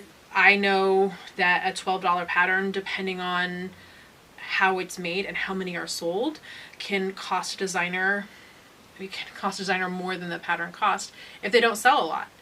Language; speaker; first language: English; native; English